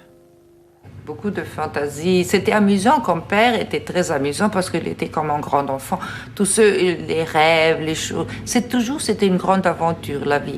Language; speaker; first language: French; non-native, fluent; Italian